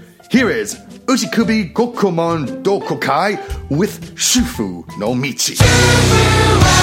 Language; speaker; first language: English; native; English